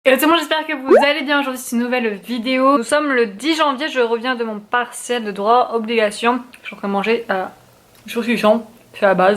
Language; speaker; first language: French; native; French